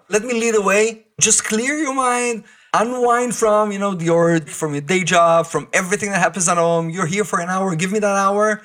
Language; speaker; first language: English; non-native, fluent; Hebrew